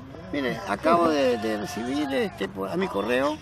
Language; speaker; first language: Spanish; native; Spanish